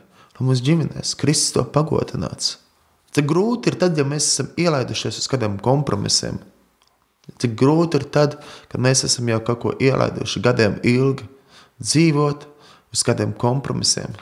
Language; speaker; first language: Latvian; native; Latvian